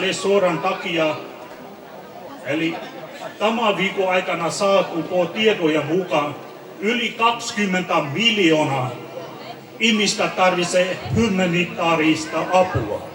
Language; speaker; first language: Finnish; non-native, fluent; Burmese